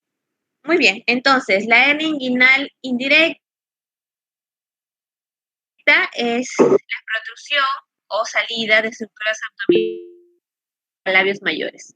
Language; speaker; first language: Spanish; native; Spanish